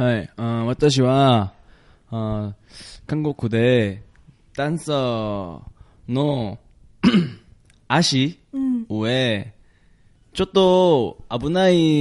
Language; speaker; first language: Japanese; non-native, learner; Korean